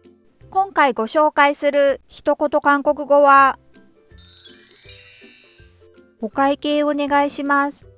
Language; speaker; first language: Japanese; non-native, fluent; Korean